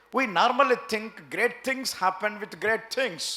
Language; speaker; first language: English; non-native, local second language; Telugu